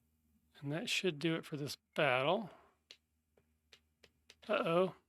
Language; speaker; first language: English; native; English